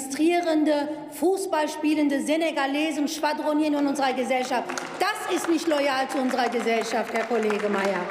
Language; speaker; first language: German; early bilingual, other home language; Turkish